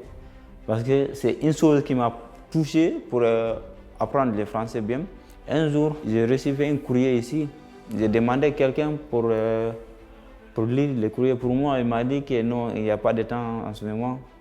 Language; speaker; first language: French; non-native, learner; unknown